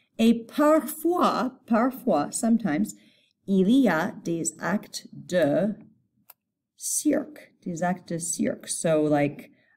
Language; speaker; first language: French; non-native, fluent; English